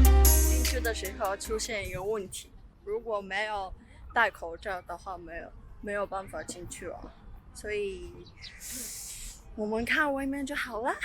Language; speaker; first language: Chinese; non-native, learner; Mongolian